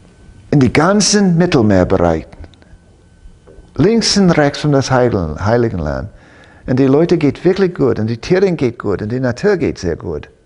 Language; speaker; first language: German; non-native, fluent; English